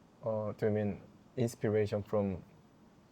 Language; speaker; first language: English; non-native, learner; Korean